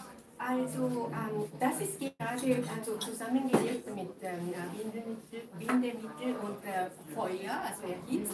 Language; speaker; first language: German; non-native, fluent; Japanese